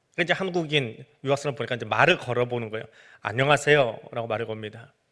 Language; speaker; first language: Korean; native; Korean